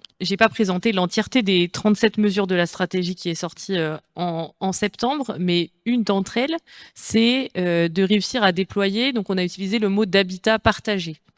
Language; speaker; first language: French; native; French